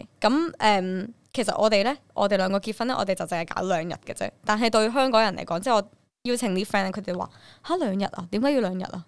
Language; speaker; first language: Cantonese; early bilingual, other home language; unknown